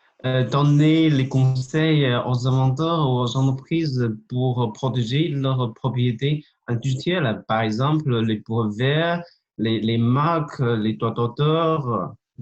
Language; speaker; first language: French; non-native, fluent; Chinese